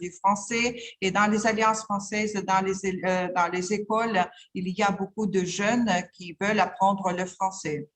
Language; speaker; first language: French; non-native, fluent; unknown